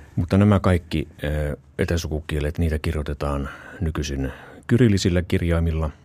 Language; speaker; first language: Finnish; native; Finnish